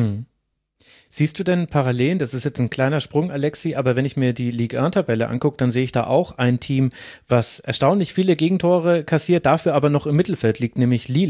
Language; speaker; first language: German; native; German